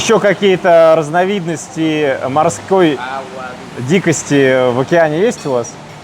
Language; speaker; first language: Russian; native; Russian